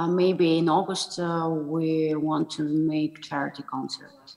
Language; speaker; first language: English; non-native, learner; Russian